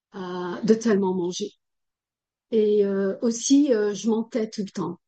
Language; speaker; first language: French; non-native, fluent; Portuguese